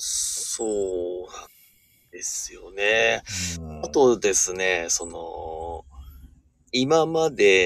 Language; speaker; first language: Japanese; native; Japanese